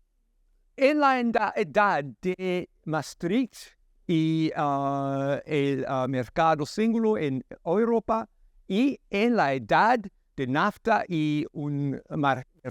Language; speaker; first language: Spanish; non-native, learner; English